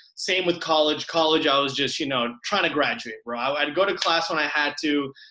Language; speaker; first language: English; early bilingual, other home language; Spanish